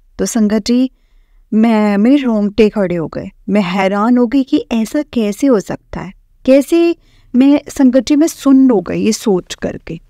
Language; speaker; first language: Hindi; non-native, local second language; Marathi